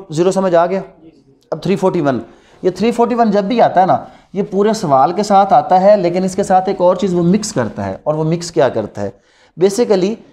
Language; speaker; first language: Urdu; non-native, local second language; Punjabi